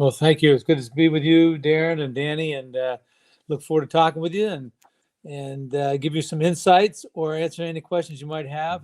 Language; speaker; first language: English; native; English